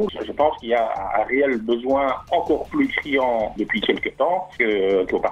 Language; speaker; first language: French; native; French